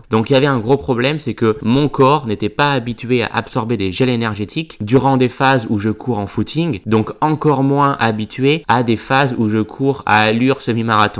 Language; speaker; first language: French; native; French